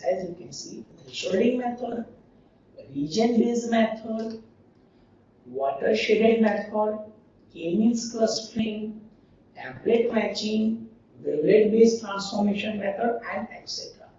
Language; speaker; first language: English; non-native, local second language; Gujarati